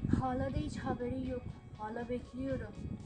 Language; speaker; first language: Turkish; non-native, fluent; Persian